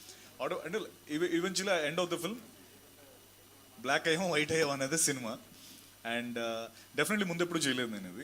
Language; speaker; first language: Telugu; native; Telugu